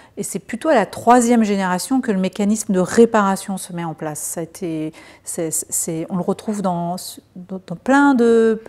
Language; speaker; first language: French; native; French